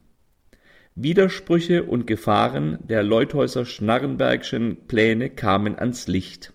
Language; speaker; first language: German; native; German